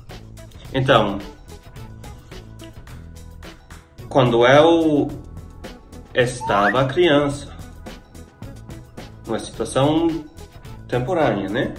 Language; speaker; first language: Portuguese; non-native, fluent; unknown